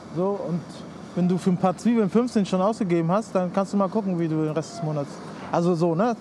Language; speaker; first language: German; early bilingual, other home language; Spanish